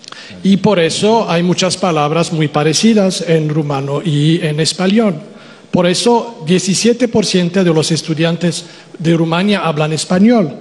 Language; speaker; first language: Spanish; non-native, fluent; Romanian